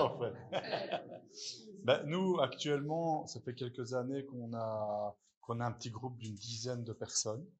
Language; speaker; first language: French; native; French